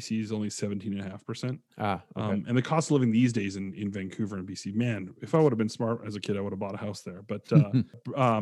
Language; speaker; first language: English; native; English